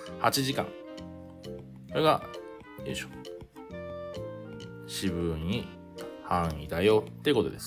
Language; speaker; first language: Japanese; native; Japanese